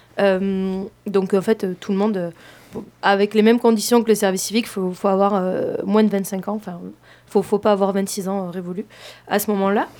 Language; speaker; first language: French; native; French